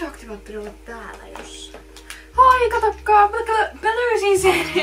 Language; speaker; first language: Finnish; native; Finnish